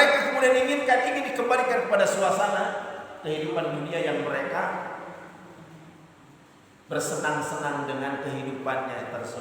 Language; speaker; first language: Indonesian; native; Indonesian